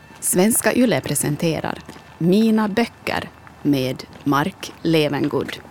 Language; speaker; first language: Swedish; native; Swedish